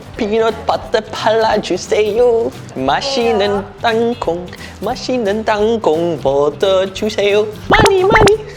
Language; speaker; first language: Korean; non-native, fluent; Dutch